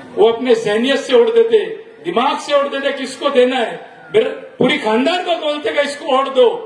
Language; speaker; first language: Hindi; non-native, local second language; Urdu